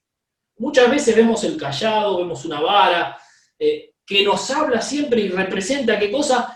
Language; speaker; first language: Spanish; native; Spanish